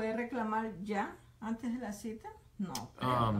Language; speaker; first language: Spanish; native; Spanish